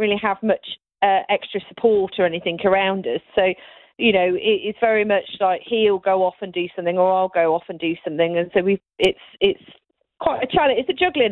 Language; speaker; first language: English; native; English